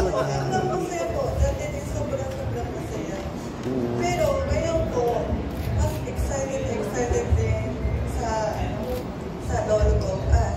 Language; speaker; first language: Filipino; non-native, learner; Japanese